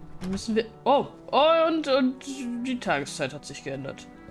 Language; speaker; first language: German; native; German